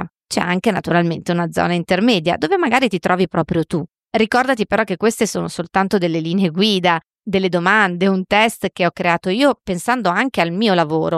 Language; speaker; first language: Italian; native; Italian